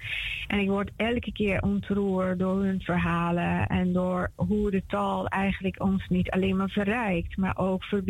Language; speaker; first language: Dutch; non-native, fluent; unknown